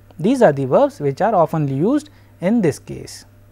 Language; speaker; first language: English; non-native, local second language; Hindi